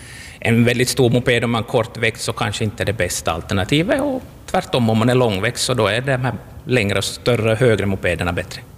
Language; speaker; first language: Swedish; native; Swedish